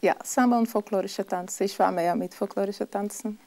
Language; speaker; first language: German; non-native, fluent; Portuguese